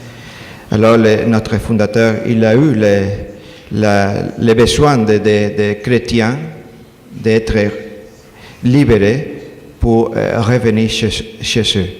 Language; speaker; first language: French; non-native, learner; Spanish